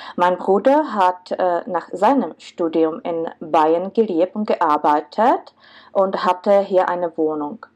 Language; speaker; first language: German; non-native, fluent; Czech